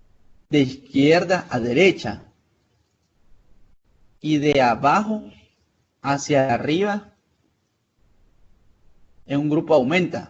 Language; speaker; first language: Spanish; native; Spanish